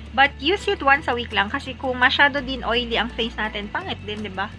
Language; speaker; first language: Filipino; non-native, local second language; Chavacano